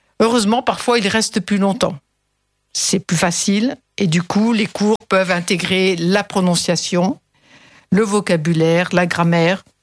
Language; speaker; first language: French; native; French